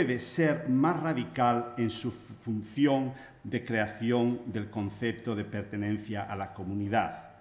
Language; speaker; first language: Spanish; native; Spanish